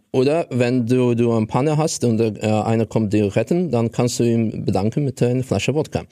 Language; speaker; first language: German; non-native, fluent; Russian